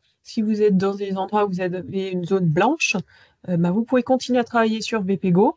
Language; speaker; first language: French; native; French